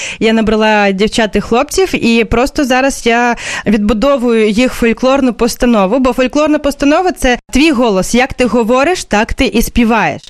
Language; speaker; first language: Ukrainian; non-native, fluent; Russian